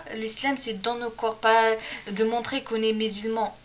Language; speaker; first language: French; non-native, local second language; Arabic